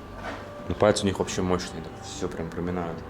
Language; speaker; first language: Russian; native; Russian